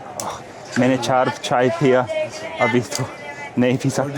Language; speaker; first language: Hindi; non-native, learner; English